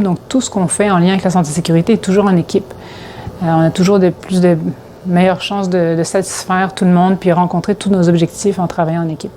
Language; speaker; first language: French; native; French